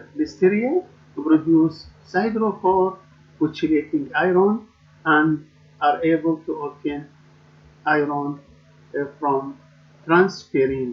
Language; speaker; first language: English; non-native, learner; Arabic